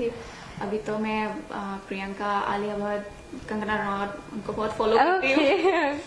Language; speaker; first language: Hindi; non-native, local second language; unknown